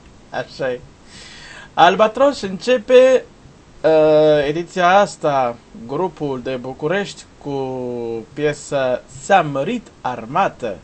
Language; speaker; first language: Romanian; non-native, learner; Portuguese